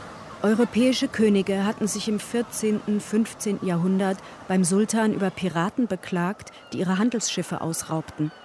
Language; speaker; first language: German; native; German